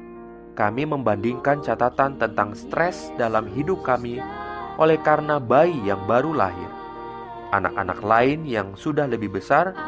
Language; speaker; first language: Indonesian; native; Indonesian